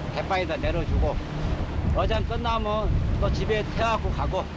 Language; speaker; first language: Korean; native; Korean